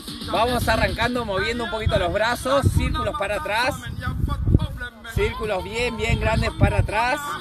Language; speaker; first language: Spanish; native; Spanish